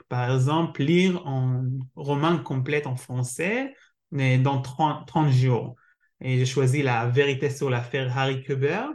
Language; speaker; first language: French; non-native, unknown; Hebrew